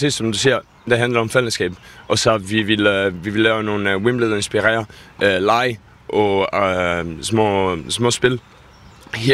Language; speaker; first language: Danish; non-native, fluent; Italian